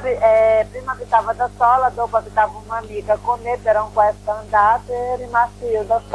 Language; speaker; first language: Italian; non-native, learner; Portuguese